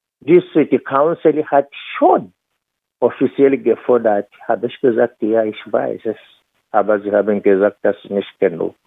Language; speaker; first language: German; non-native, fluent; Swahili